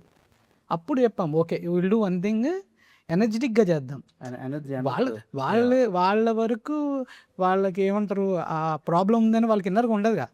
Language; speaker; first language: Telugu; native; Telugu